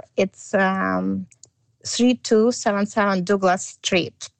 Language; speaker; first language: English; non-native, learner; Ukrainian